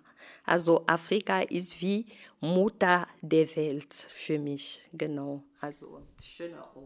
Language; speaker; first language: German; non-native, fluent; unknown